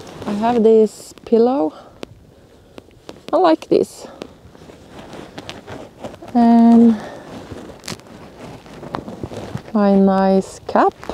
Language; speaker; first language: English; non-native, learner; Norwegian